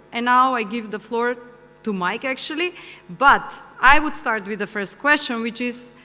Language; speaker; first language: English; non-native, fluent; Macedonian